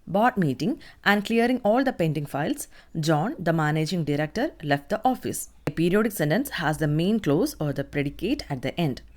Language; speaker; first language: English; non-native, local second language; Malayalam